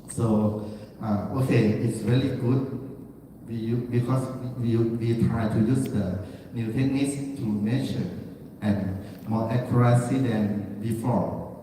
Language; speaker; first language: English; non-native, learner; Thai